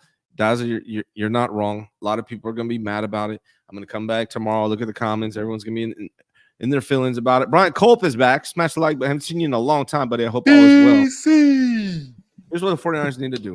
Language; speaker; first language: English; native; English